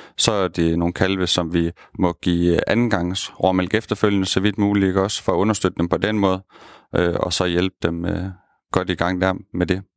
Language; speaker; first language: Danish; native; Danish